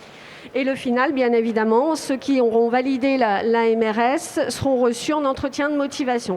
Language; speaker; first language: French; native; French